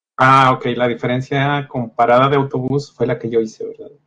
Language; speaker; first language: Spanish; native; Spanish